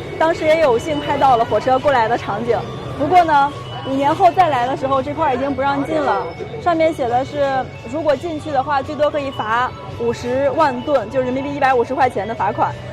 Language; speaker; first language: Chinese; native; Chinese